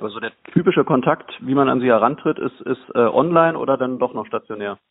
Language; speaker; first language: German; native; German